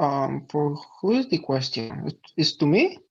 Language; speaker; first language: English; non-native, learner; Spanish